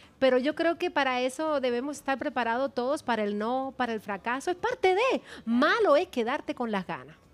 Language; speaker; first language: Spanish; native; Spanish